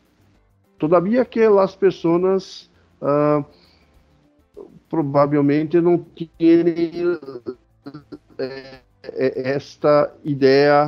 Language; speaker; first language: Portuguese; non-native, fluent; Spanish